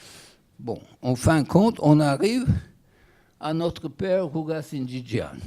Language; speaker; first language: French; non-native, fluent; English